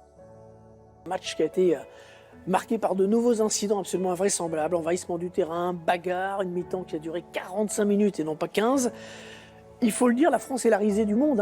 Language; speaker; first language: French; native; French